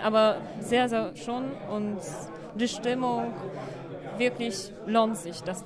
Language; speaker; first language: German; non-native, fluent; Polish